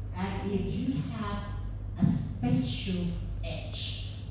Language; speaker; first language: English; non-native, fluent; Thai